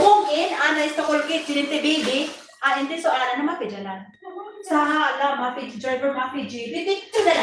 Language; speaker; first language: Arabic; non-native, learner; Indonesian